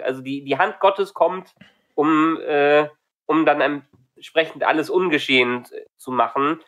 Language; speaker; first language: German; native; German